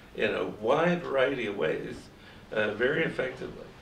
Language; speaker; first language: English; native; English